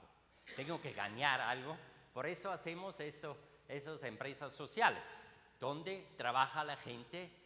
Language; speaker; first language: Spanish; non-native, learner; Swiss German